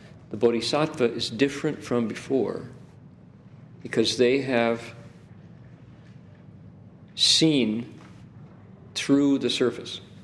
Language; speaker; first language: English; native; English